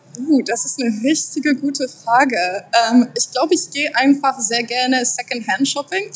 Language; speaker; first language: German; non-native, fluent; French